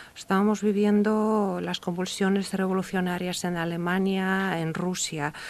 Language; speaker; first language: Spanish; early bilingual, heritage; Russian